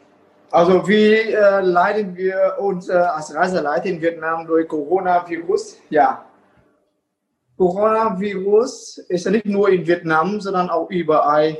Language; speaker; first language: German; non-native, fluent; Vietnamese